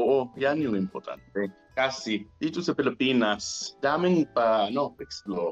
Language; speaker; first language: Filipino; non-native, learner; English